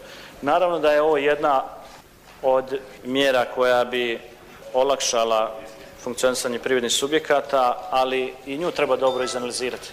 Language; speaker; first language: Croatian; native; Croatian